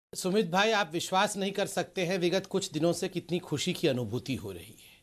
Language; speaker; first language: Hindi; non-native, local second language; Odia